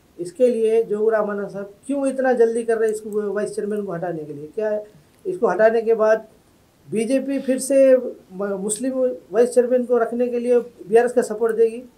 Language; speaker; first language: Hindi; non-native, local second language; Urdu